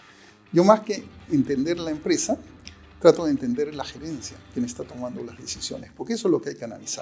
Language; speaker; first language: Spanish; native; Spanish